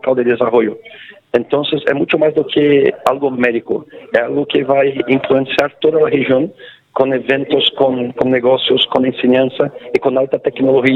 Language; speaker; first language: Portuguese; non-native, local second language; Spanish